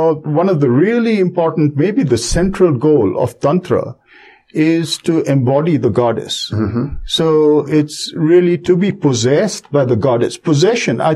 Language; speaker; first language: English; non-native, local second language; Bangla